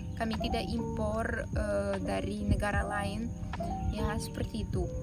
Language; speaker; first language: Indonesian; non-native, fluent; Russian